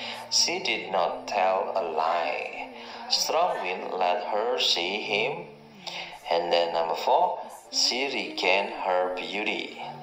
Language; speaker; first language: English; non-native, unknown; Indonesian